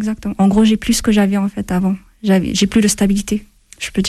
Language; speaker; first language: French; non-native, fluent; Amharic